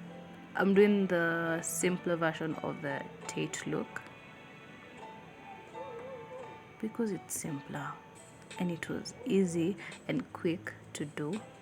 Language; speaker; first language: English; non-native, local second language; Swahili